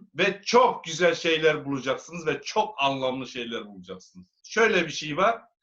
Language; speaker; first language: Turkish; native; Turkish